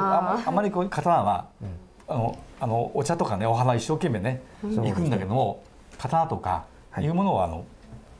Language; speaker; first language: Japanese; native; Japanese